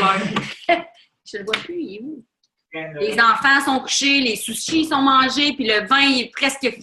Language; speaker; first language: French; native; French